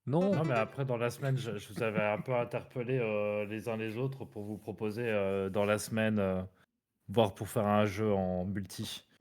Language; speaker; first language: French; native; French